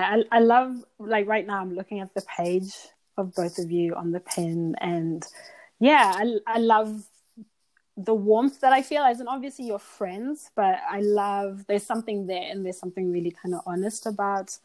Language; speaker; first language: English; non-native, local second language; Shona